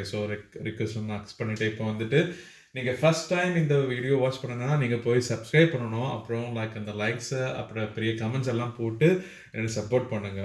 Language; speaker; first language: Tamil; non-native, learner; Malayalam